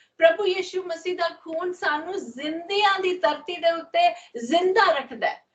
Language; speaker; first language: Punjabi; non-native, learner; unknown